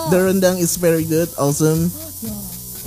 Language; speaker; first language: English; non-native, fluent; Indonesian